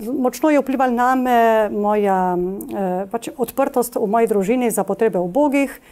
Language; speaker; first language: Slovenian; early bilingual, heritage; Slovenian